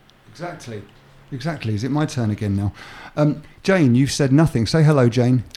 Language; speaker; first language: English; native; English